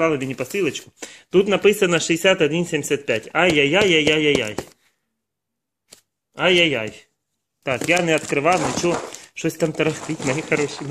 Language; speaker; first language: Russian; non-native, local second language; Ukrainian